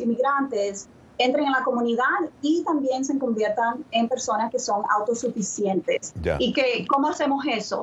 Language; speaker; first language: Spanish; early bilingual, other home language; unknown